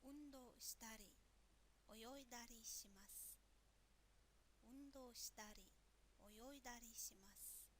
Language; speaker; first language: Japanese; non-native, fluent; Mongolian